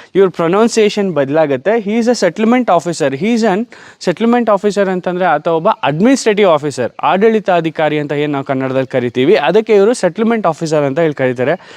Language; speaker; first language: Kannada; native; Kannada